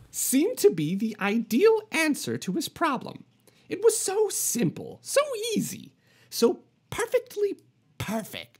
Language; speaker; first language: English; native; English